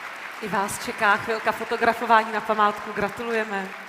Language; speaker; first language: Czech; native; Czech